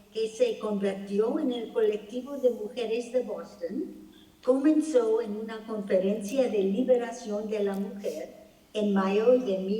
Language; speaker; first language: Spanish; non-native, fluent; English